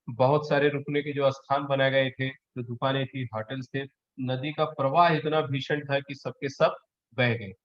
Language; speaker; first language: Hindi; non-native, local second language; Marathi